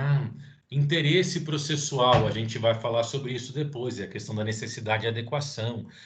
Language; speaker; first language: Portuguese; native; Portuguese